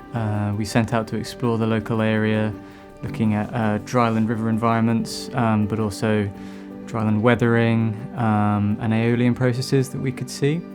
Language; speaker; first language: English; native; English